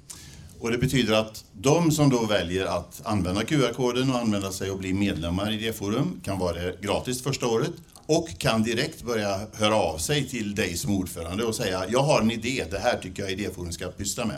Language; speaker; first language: Swedish; native; Swedish